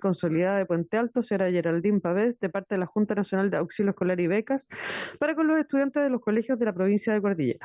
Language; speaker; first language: Spanish; native; Spanish